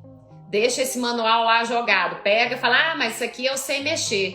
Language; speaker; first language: Portuguese; native; Portuguese